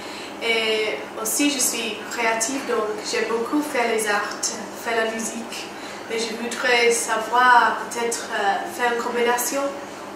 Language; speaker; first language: French; non-native, fluent; English